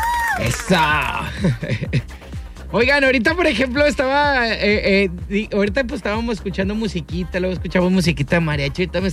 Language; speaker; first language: Spanish; native; Spanish